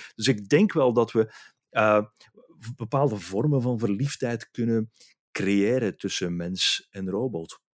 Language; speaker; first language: Dutch; native; Dutch